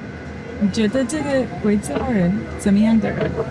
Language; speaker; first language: Chinese; non-native, fluent; English